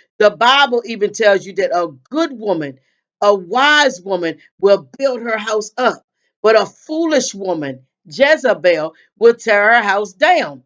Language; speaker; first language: English; native; English